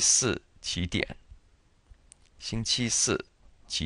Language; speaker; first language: Chinese; non-native, fluent; English